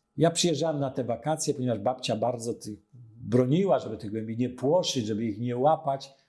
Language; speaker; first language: Polish; native; Polish